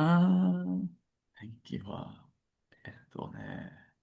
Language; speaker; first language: Japanese; non-native, learner; English